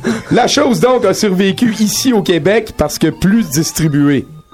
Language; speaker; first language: French; native; French